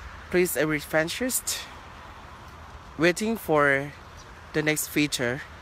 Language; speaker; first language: English; non-native, learner; Thai